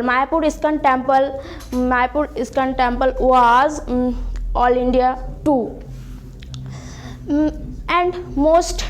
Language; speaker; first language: English; non-native, learner; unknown